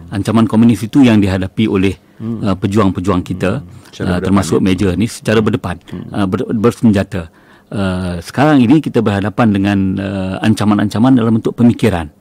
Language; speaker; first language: Malay; native; Malay